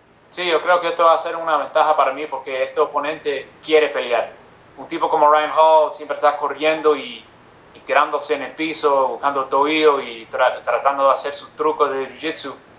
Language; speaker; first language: Spanish; early bilingual, other home language; English